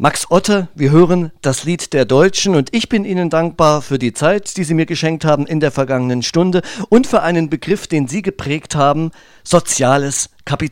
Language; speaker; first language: German; native; German